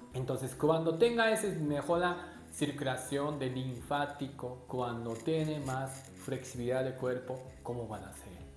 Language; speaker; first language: Spanish; non-native, learner; Japanese